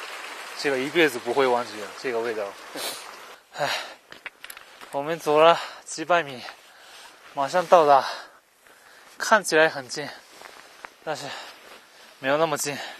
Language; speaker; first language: Chinese; non-native, fluent; Japanese